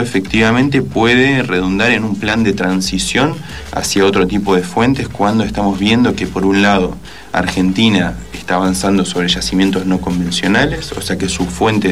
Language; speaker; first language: Spanish; native; Spanish